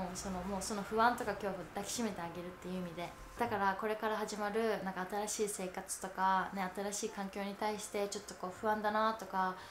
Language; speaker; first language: Japanese; native; Japanese